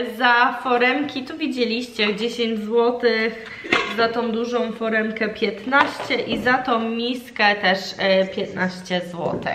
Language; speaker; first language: Polish; early bilingual, heritage; Polish